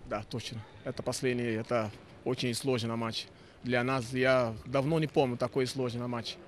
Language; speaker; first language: Russian; non-native, learner; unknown